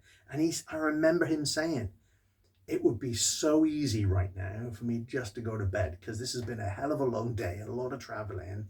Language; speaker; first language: English; native; English